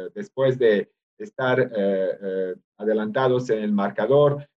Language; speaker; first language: Spanish; non-native, fluent; Serbian